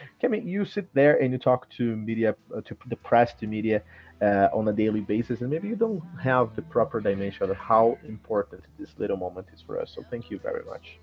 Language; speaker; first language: English; non-native, fluent; Portuguese